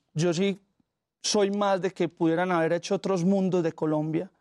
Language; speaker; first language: Spanish; native; Spanish